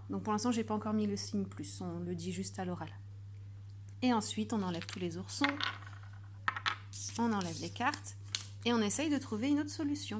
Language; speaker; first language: French; native; French